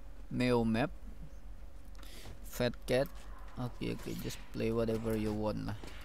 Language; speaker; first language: English; non-native, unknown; Indonesian